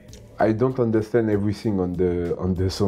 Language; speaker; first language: English; non-native, learner; French